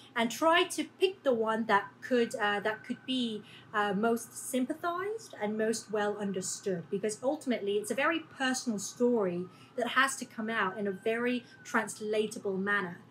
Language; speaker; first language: English; early bilingual, other home language; Korean